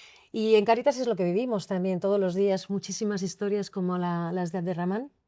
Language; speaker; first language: Spanish; native; Spanish